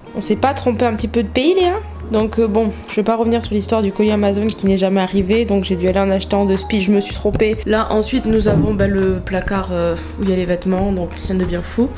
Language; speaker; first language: French; native; French